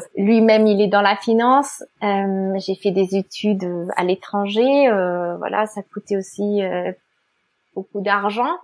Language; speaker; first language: French; non-native, fluent; German